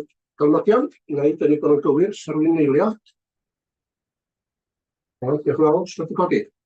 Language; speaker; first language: Welsh; native; Welsh